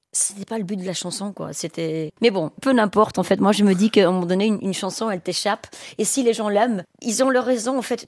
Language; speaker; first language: French; non-native, local second language; Dutch